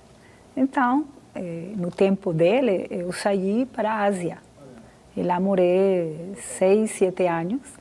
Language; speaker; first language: Portuguese; non-native, fluent; Spanish